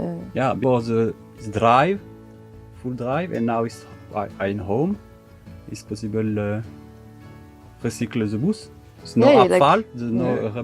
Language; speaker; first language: English; non-native, learner; French